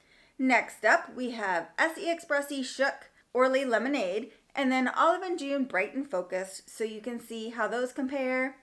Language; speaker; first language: English; native; English